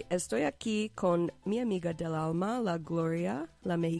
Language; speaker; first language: Spanish; non-native, fluent; English